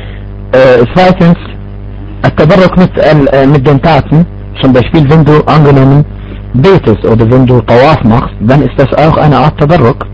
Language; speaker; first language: German; non-native, fluent; Arabic